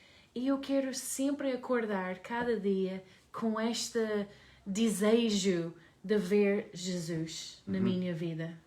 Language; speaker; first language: Portuguese; non-native, learner; English